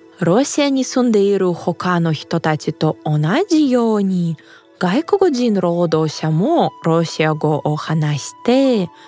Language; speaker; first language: Japanese; non-native, fluent; Russian